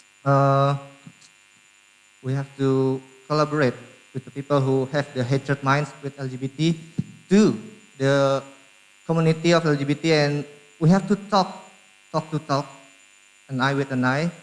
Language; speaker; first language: English; non-native, learner; Indonesian